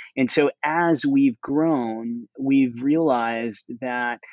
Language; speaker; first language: English; native; English